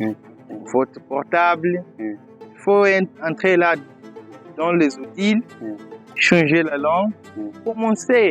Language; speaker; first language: French; non-native, fluent; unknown